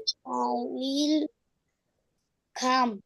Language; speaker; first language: English; non-native, learner; Bangla